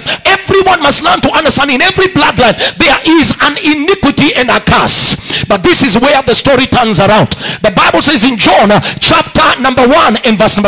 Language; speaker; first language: English; non-native, local second language; Swahili